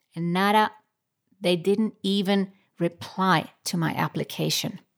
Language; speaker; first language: English; non-native, fluent; Icelandic